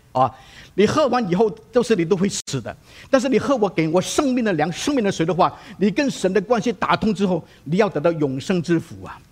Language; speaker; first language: Chinese; non-native, local second language; Cantonese